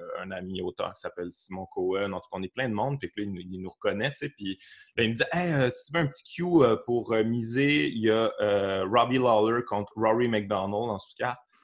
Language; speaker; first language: French; native; French